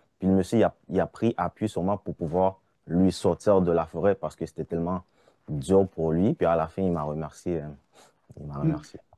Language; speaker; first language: French; non-native, local second language; Haitian Creole